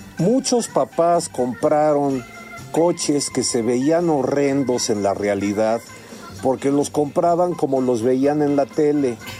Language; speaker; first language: Spanish; early bilingual, heritage; Spanish